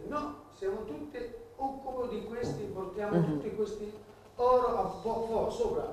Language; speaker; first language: Italian; non-native, learner; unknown